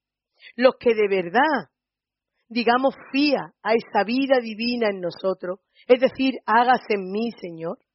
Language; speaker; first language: Spanish; native; Spanish